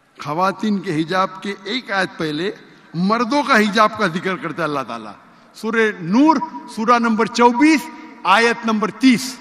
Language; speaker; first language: Urdu; non-native, local second language; Konkani